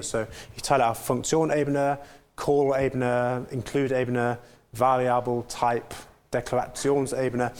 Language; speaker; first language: German; non-native, fluent; English